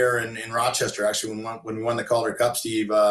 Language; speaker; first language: English; native; English